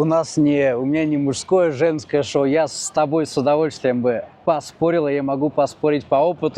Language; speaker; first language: Russian; native; Russian